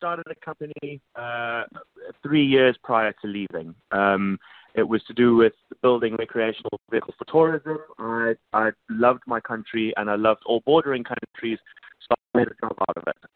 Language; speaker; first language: English; native; English